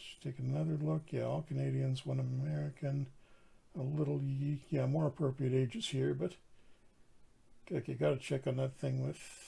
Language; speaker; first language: English; native; English